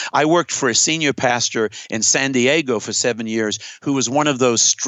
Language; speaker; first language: English; native; English